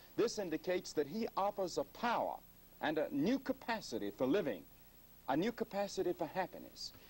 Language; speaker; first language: English; native; English